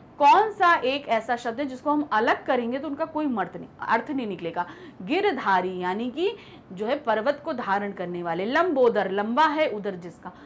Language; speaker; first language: Hindi; native; Hindi